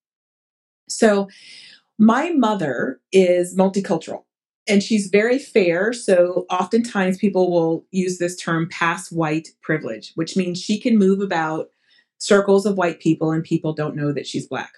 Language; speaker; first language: English; early bilingual, other home language; Portuguese